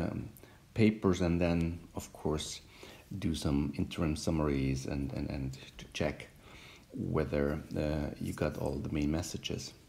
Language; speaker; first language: English; non-native, fluent; German